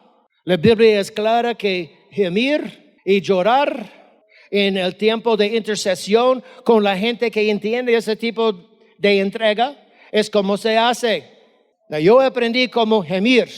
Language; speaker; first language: Spanish; non-native, fluent; English